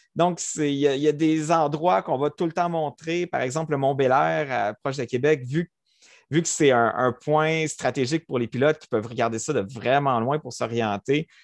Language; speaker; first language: French; native; French